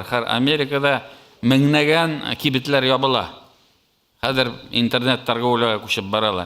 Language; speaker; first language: Tatar; native; Tatar